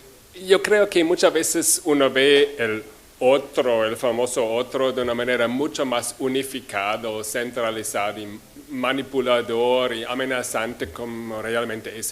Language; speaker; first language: Spanish; non-native, fluent; German